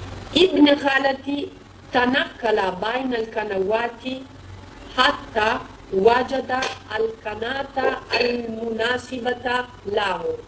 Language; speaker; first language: Arabic; non-native, learner; Italian